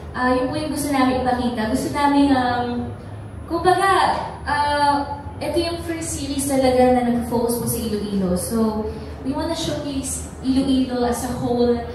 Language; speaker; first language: Filipino; native; Filipino